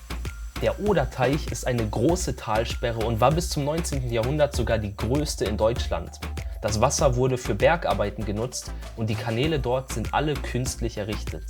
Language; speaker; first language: German; native; German